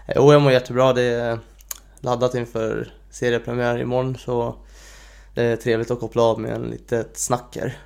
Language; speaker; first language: Swedish; non-native, fluent; Hungarian